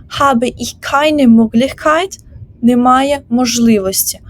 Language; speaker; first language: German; non-native, fluent; Ukrainian